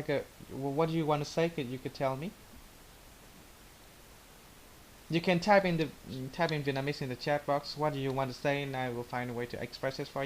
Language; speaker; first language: English; non-native, learner; Vietnamese